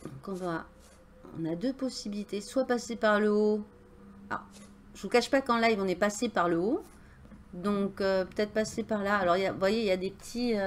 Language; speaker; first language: French; native; French